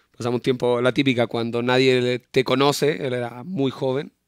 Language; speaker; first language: Spanish; native; Spanish